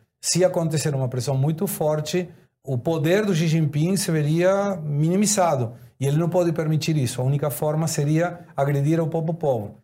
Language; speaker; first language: Portuguese; non-native, fluent; Spanish